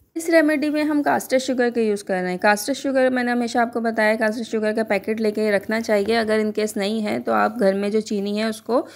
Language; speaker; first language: Hindi; native; Hindi